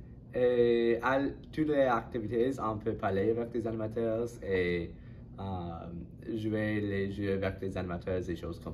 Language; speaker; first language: French; non-native, learner; English